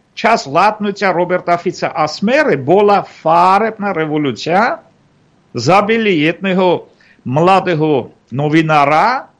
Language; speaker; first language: Ukrainian; non-native, learner; Armenian